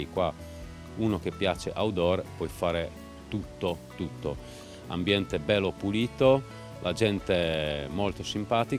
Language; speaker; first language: Italian; non-native, fluent; Czech